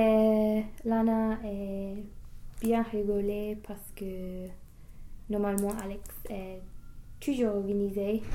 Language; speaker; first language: French; non-native, learner; English